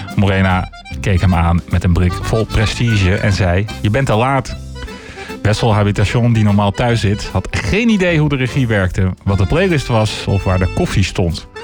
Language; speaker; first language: Dutch; native; Dutch